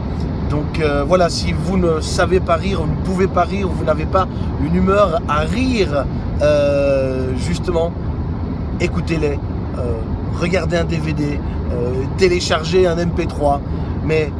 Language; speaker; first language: French; native; French